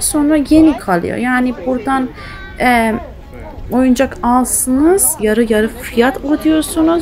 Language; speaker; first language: Turkish; early bilingual, heritage; Turkish